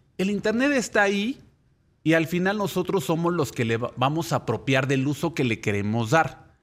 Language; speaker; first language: Spanish; native; Spanish